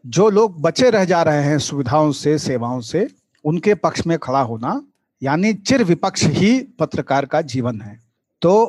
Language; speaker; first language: Hindi; native; Hindi